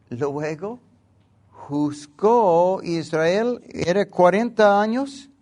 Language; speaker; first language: Spanish; non-native, learner; English